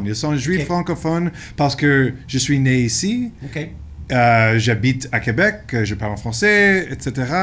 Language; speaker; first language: French; non-native, local second language; English